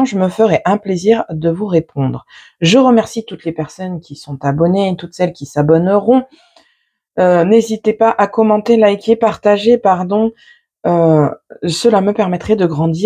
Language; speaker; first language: French; native; French